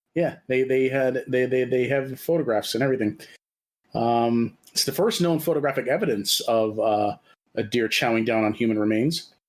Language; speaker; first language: English; native; English